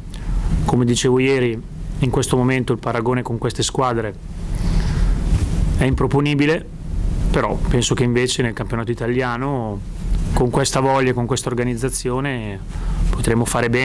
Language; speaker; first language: Italian; native; Italian